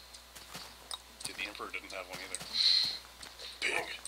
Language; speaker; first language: English; native; English